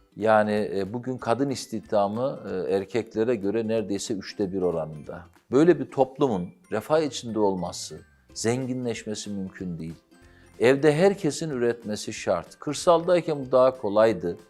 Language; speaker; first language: Turkish; native; Turkish